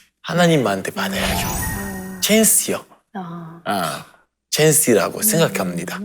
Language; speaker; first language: Korean; non-native, learner; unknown